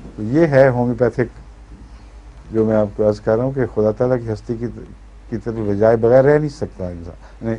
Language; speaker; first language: Urdu; native; Urdu